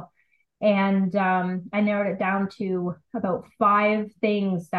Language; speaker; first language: English; native; English